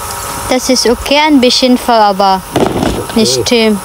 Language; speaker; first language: German; non-native, learner; Cebuano